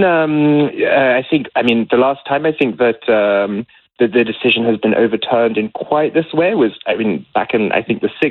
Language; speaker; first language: English; native; English